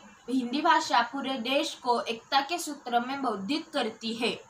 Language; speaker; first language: Hindi; non-native, local second language; Marathi